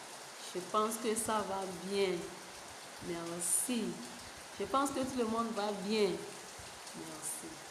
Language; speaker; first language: French; non-native, fluent; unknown